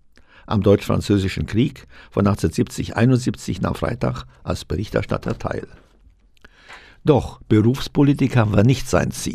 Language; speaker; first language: German; native; German